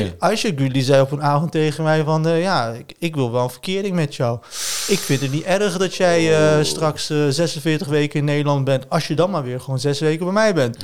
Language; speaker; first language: Dutch; early bilingual, other home language; Turkish